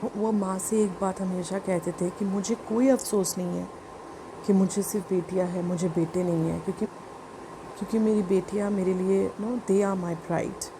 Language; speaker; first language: Hindi; non-native, local second language; Bangla